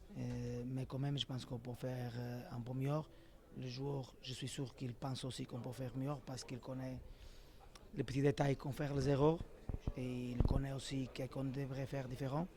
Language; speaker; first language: French; non-native, learner; Portuguese